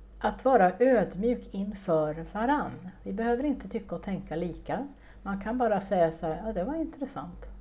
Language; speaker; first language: Swedish; native; Swedish